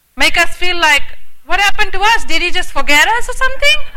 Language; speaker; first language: English; early bilingual, heritage; English